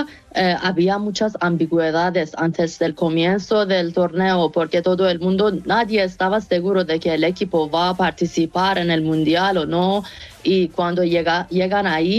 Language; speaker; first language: Spanish; non-native, fluent; Persian